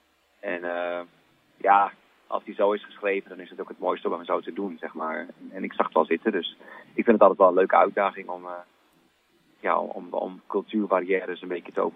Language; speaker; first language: Dutch; native; Dutch